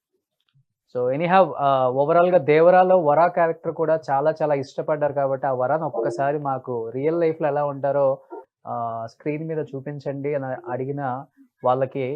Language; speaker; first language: Telugu; native; Telugu